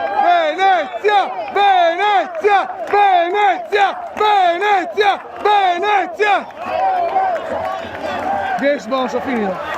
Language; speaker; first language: Italian; native; Italian